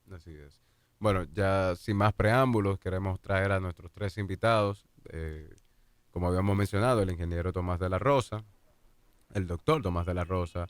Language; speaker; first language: Spanish; native; Spanish